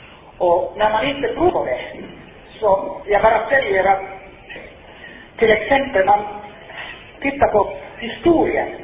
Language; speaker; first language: Swedish; non-native, fluent; Finnish